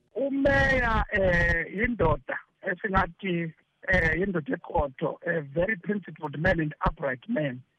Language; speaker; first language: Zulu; native; Zulu